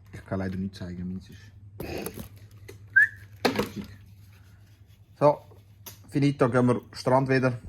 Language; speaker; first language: German; early bilingual, other home language; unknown